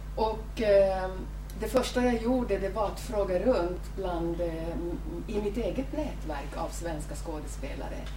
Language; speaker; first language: Swedish; native; Swedish